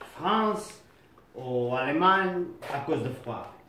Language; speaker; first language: French; non-native, learner; Portuguese